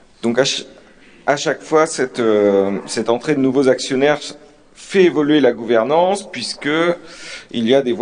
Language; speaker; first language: French; native; French